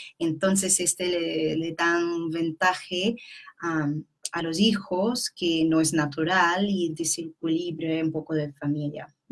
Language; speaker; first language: Spanish; non-native, fluent; English